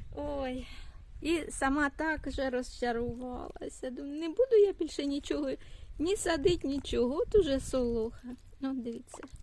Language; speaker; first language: Ukrainian; non-native, local second language; Russian